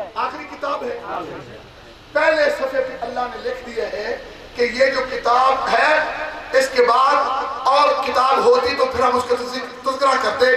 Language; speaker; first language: Urdu; non-native, local second language; Saraiki